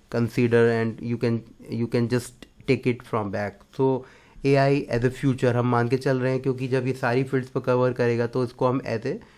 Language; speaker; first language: Hindi; native; Hindi